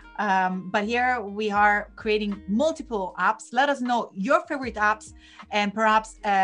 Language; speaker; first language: English; non-native, fluent; Italian